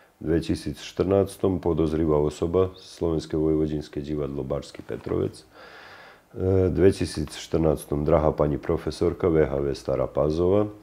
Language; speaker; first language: Slovak; native; Slovak